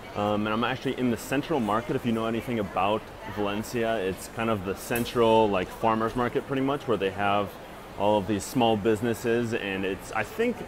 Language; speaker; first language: English; native; English